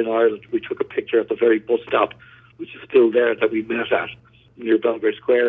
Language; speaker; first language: English; native; English